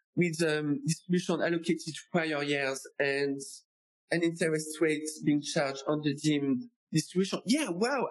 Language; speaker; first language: English; non-native, fluent; French